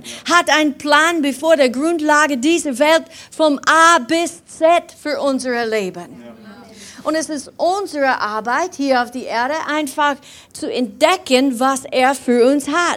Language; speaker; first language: German; non-native, fluent; English